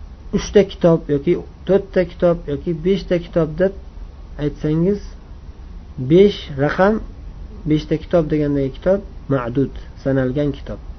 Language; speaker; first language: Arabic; non-native, fluent; Uzbek